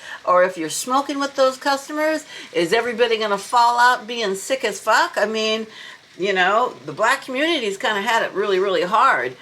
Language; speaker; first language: English; native; English